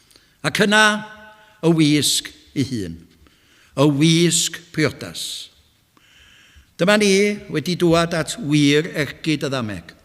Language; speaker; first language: Welsh; native; Welsh